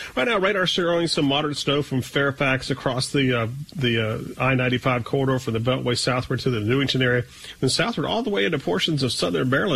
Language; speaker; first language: English; native; English